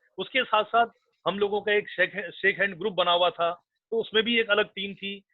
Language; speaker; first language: Hindi; native; Hindi